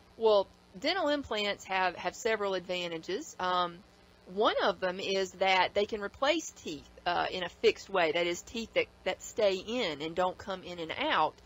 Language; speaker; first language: English; native; English